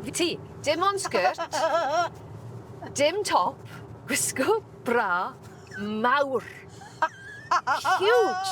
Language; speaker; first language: Welsh; non-native, learner; English